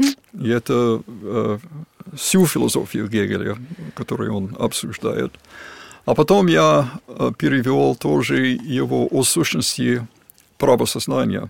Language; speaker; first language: Russian; non-native, fluent; English